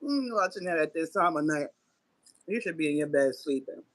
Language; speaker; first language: English; native; English